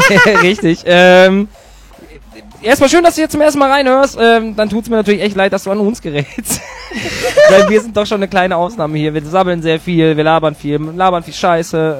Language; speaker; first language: German; native; German